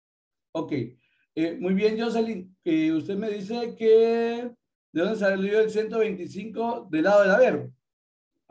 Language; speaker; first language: Spanish; native; Spanish